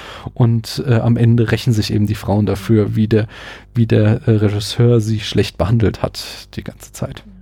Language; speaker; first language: German; native; German